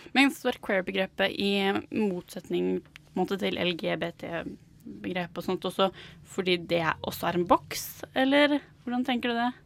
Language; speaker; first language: Norwegian; native; Norwegian